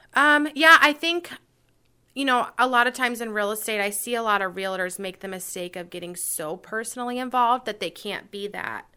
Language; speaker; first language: English; native; English